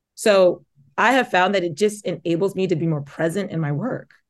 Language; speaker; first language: English; native; English